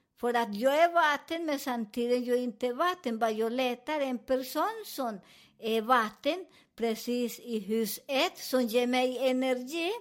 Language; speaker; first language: Swedish; non-native, fluent; Spanish